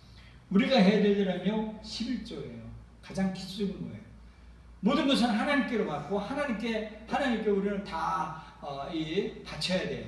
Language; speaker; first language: Korean; native; Korean